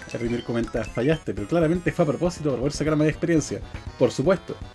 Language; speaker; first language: Spanish; native; Spanish